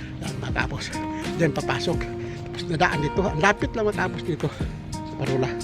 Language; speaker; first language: Filipino; non-native, local second language; Cebuano